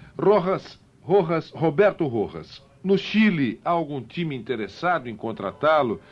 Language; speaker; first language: Portuguese; native; Portuguese